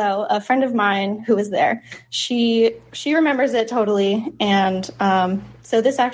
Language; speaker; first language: English; native; English